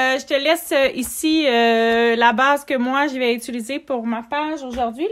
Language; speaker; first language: French; native; French